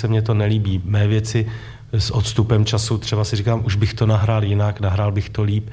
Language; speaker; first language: Czech; native; Czech